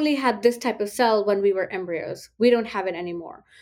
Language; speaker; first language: English; non-native, local second language; Hindi